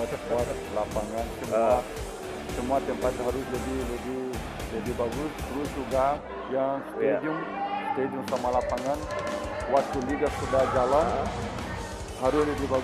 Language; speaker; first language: Indonesian; non-native, learner; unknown